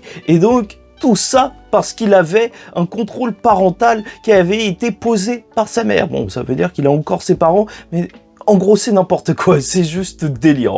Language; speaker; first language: French; native; French